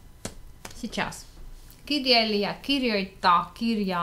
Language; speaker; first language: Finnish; non-native, fluent; Russian